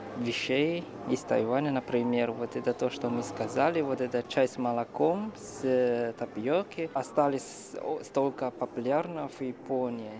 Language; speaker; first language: Russian; non-native, fluent; Chinese